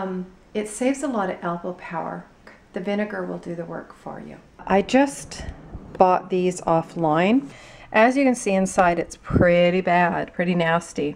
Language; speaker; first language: English; native; English